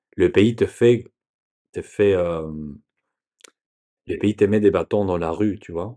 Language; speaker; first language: French; non-native, learner; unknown